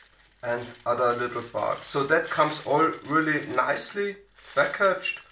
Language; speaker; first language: English; non-native, fluent; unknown